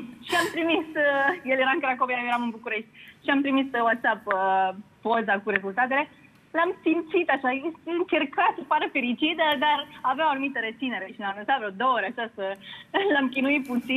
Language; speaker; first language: Romanian; native; Romanian